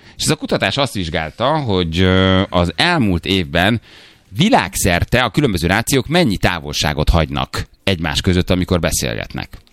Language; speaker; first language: Hungarian; native; Hungarian